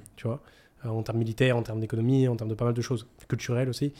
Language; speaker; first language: French; native; French